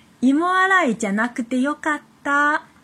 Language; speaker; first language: Japanese; non-native, fluent; Chinese